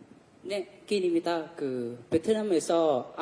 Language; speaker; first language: Korean; non-native, learner; Vietnamese